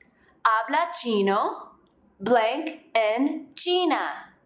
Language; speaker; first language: Spanish; non-native, fluent; English